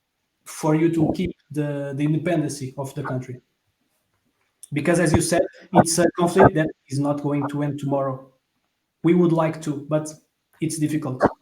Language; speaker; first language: English; non-native, fluent; Portuguese